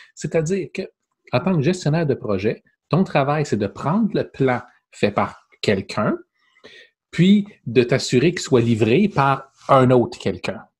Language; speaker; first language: French; native; French